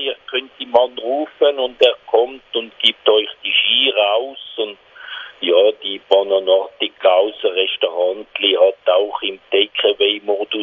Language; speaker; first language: German; non-native, local second language; French